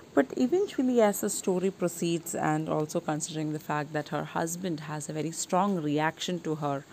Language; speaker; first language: English; non-native, local second language; Malayalam